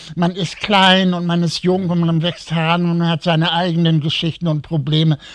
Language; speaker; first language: German; native; German